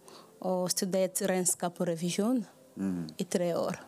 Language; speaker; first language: Norwegian; non-native, learner; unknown